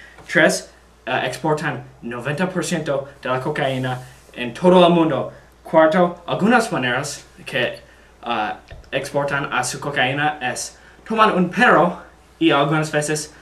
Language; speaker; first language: Spanish; non-native, learner; English